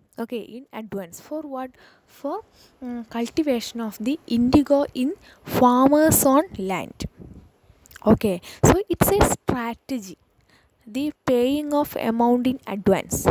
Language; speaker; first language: English; non-native, local second language; Malayalam